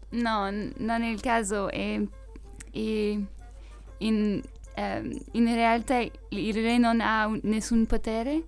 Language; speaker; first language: Italian; non-native, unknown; French